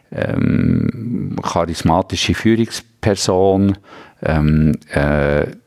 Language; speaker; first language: German; early bilingual, other home language; Swedish